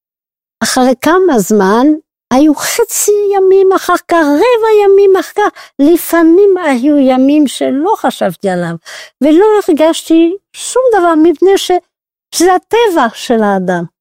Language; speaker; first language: Hebrew; non-native, fluent; French